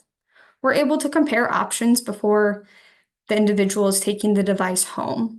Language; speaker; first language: English; native; English